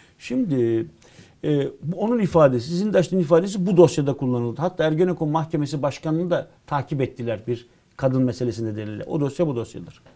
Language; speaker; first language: Turkish; native; Turkish